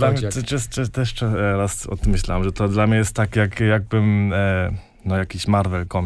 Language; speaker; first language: Polish; early bilingual, heritage; Polish